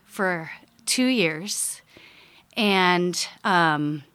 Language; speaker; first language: English; early bilingual, other home language; Dutch